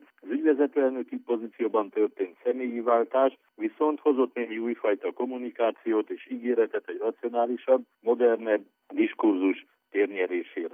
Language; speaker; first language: Hungarian; native; Hungarian